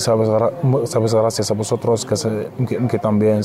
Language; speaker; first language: Spanish; non-native, fluent; Arabic